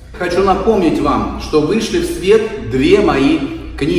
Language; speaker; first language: Russian; native; Russian